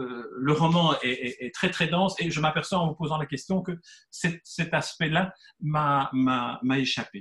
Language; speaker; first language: French; native; French